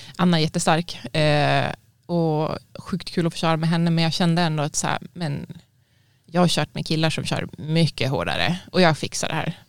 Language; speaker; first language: Swedish; native; Swedish